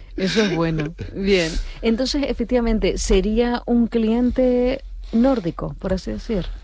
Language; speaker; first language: Spanish; native; Spanish